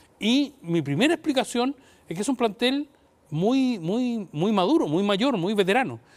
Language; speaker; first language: Spanish; native; Spanish